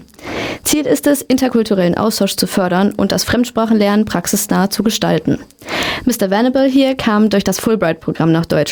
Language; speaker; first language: German; native; German